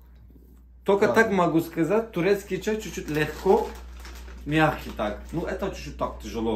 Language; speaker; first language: Russian; non-native, learner; Turkish